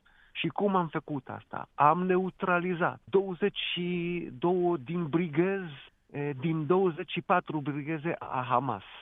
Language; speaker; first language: Romanian; non-native, fluent; Hebrew